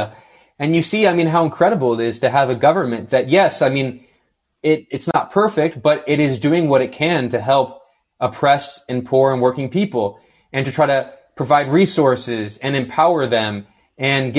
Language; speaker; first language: English; native; English